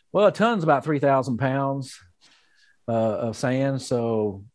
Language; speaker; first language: English; native; English